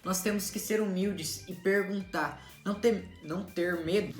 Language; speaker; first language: Portuguese; native; Portuguese